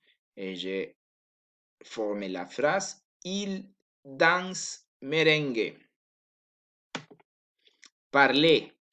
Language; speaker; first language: French; non-native, learner; Spanish